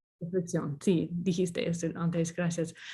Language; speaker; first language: Spanish; non-native, learner; English